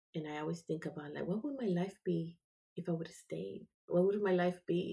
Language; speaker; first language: English; early bilingual, other home language; Spanish